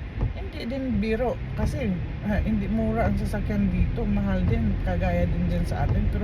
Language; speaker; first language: Filipino; non-native, local second language; Cebuano